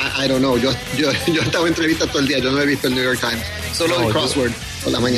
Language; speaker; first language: Spanish; early bilingual, heritage; Spanish